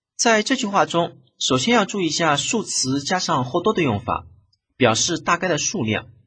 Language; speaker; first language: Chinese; native; Chinese